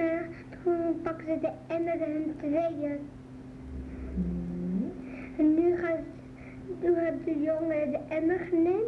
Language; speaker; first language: Dutch; early bilingual, other home language; Arabic